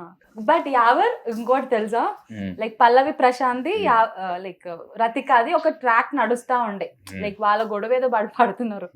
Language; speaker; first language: Telugu; native; Telugu